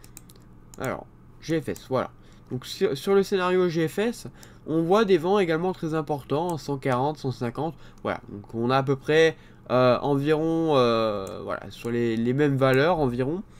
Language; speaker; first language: French; native; French